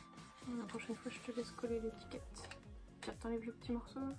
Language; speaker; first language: French; native; French